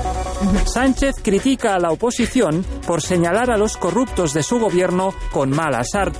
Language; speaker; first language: Spanish; native; Spanish